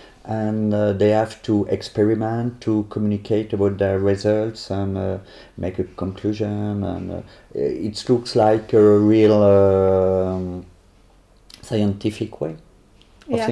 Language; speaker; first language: English; non-native, learner; French